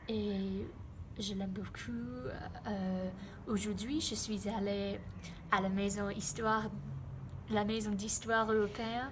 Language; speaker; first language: French; non-native, learner; English